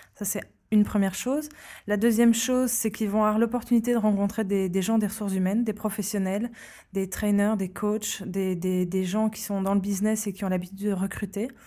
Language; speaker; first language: French; native; French